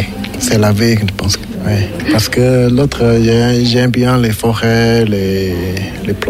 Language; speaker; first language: French; non-native, learner; Chinese